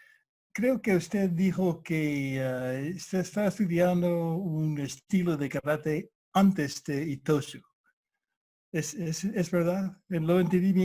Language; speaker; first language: Spanish; non-native, fluent; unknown